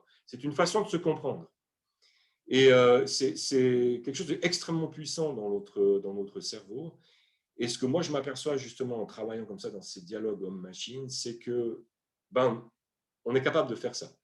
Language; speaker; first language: French; native; French